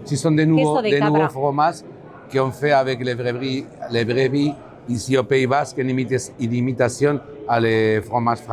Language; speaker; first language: French; non-native, learner; Basque